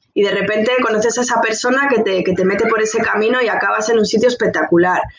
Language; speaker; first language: Spanish; native; Spanish